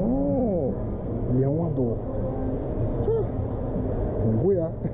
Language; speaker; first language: Chinese; non-native, learner; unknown